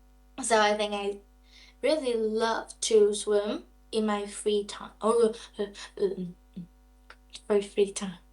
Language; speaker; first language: English; non-native, learner; Vietnamese